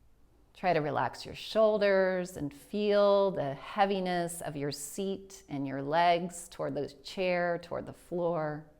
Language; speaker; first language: English; native; English